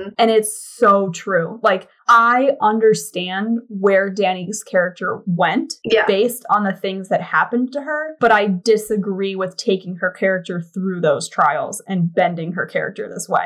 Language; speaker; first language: English; native; English